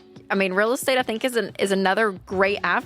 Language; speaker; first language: English; native; English